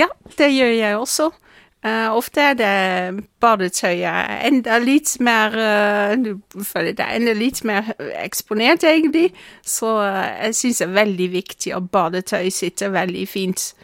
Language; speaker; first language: Norwegian; non-native, fluent; Dutch